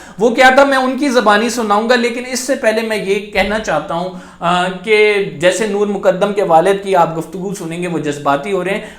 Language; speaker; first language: Urdu; native; Urdu